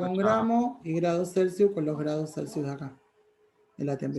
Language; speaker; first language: Spanish; native; Spanish